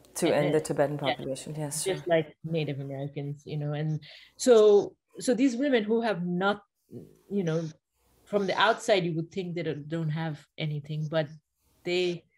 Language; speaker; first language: English; non-native, local second language; Bangla